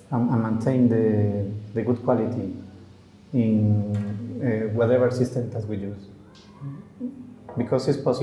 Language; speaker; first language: English; non-native, learner; Spanish